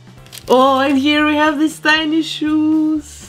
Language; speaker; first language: English; non-native, fluent; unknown